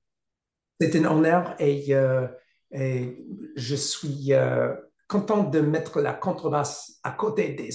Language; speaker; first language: French; non-native, learner; English